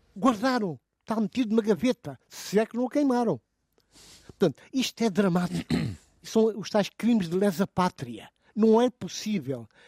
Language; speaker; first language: Portuguese; non-native, local second language; Upper Guinea Crioulo